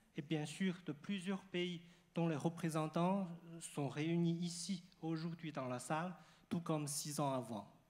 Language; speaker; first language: French; non-native, fluent; Chinese